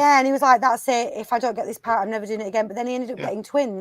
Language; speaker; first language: English; native; English